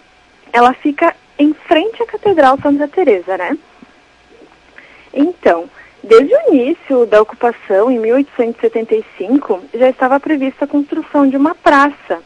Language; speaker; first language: Portuguese; native; Portuguese